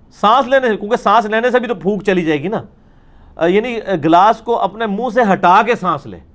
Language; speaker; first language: Urdu; native; Urdu